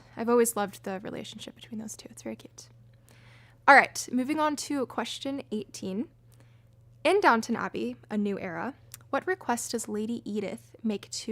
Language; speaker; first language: English; native; English